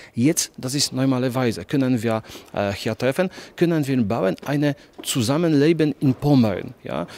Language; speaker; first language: German; non-native, learner; Polish